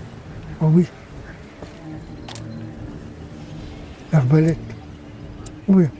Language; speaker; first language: French; native; French